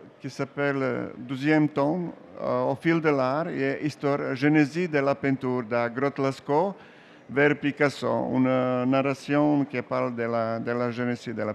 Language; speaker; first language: French; non-native, learner; Serbian